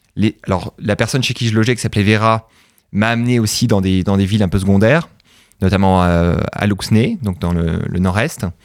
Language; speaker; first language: French; native; French